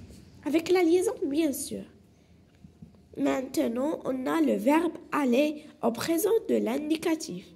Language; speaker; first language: French; non-native, local second language; Arabic